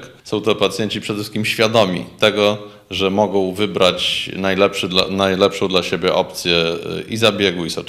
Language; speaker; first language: Polish; native; Polish